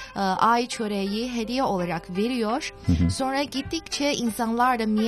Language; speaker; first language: Turkish; non-native, fluent; Chinese